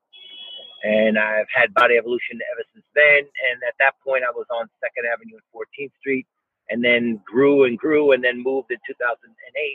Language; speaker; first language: English; native; English